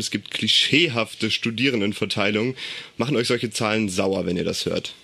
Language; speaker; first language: German; native; German